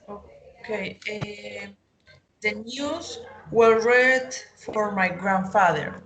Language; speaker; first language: English; non-native, learner; Spanish